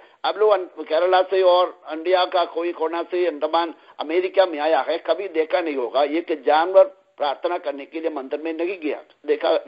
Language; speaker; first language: Hindi; non-native, local second language; Malayalam